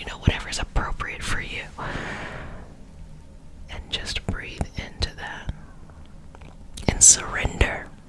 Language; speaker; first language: English; native; English